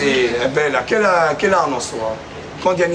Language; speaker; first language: Italian; non-native, learner; Albanian